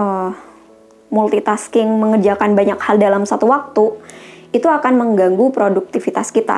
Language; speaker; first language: Indonesian; native; Indonesian